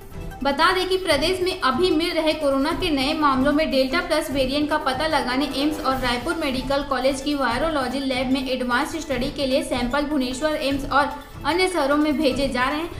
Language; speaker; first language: Hindi; native; Hindi